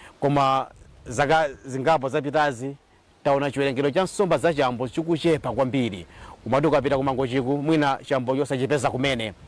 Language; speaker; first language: Nyanja; native; Nyanja